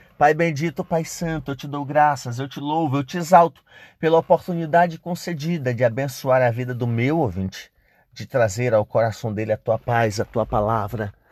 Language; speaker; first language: Portuguese; native; Portuguese